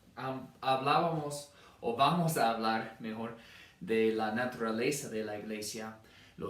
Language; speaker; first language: Spanish; non-native, fluent; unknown